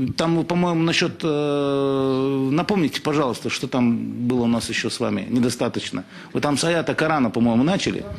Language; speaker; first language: Russian; non-native, local second language; Chechen